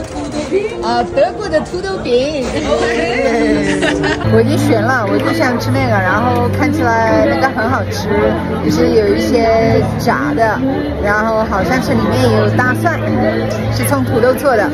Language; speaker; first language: Chinese; non-native, fluent; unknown